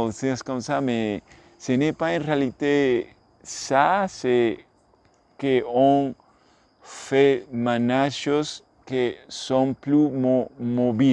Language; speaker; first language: French; non-native, learner; English